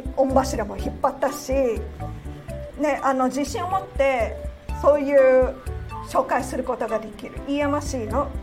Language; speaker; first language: Japanese; non-native, fluent; Cantonese